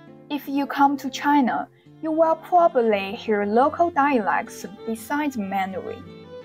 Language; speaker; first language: English; non-native, fluent; Chinese